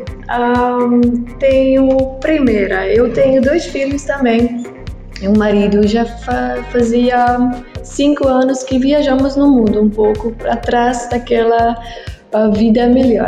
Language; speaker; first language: Portuguese; non-native, learner; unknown